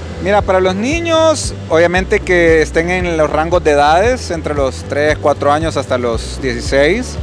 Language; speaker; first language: Spanish; native; Spanish